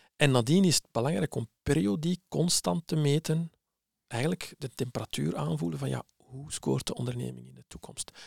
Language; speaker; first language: Dutch; early bilingual, other home language; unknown